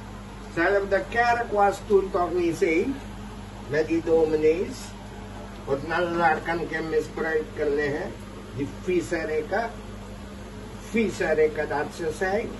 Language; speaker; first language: Dutch; non-native, local second language; Caribbean Hindustani